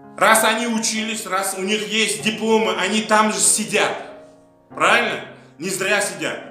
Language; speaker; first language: Russian; non-native, local second language; Uzbek